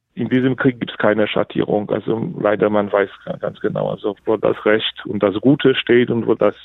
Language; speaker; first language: German; non-native, fluent; Polish